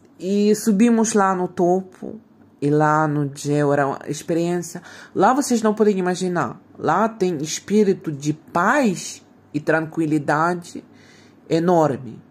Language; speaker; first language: Portuguese; non-native, fluent; Ukrainian